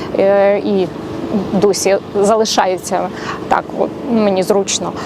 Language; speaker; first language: Ukrainian; non-native, local second language; Russian